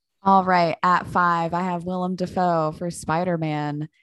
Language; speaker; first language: English; native; English